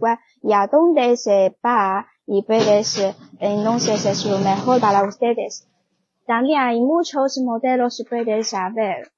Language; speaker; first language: Spanish; non-native, learner; Chinese